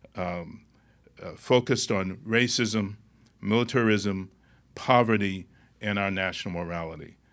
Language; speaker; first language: English; native; English